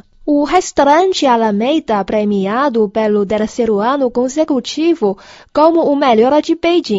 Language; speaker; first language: Portuguese; non-native, fluent; Chinese